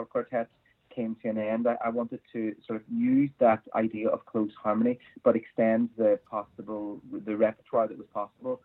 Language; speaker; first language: English; native; English